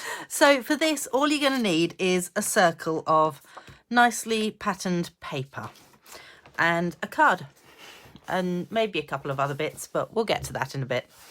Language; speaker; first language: English; native; English